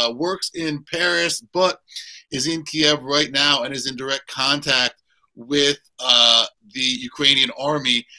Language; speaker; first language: English; native; English